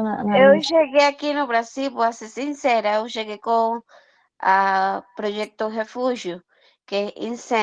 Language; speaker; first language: Portuguese; non-native, learner; Spanish